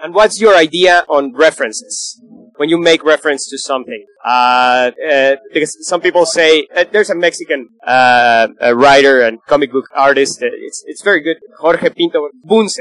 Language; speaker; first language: English; non-native, fluent; Spanish